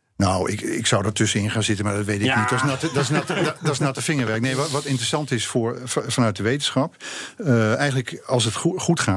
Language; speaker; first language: Dutch; native; Dutch